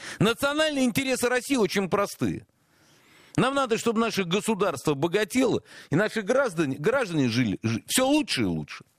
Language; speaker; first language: Russian; native; Russian